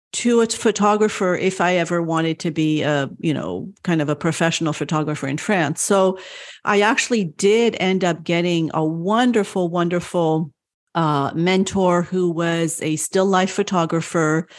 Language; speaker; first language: English; early bilingual, other home language; French